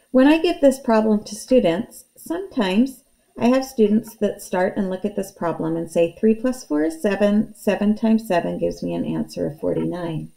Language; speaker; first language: English; native; English